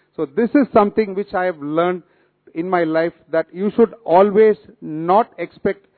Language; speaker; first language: English; non-native, local second language; Tamil